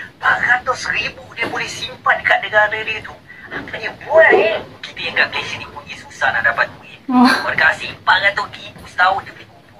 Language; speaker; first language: Malay; native; Malay